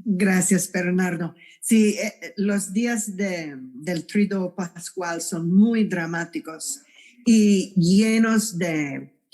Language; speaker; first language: Spanish; non-native, fluent; English